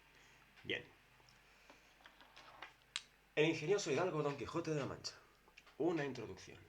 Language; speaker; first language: Spanish; native; Spanish